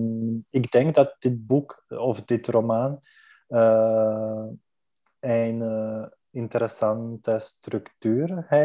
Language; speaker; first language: Dutch; non-native, learner; Czech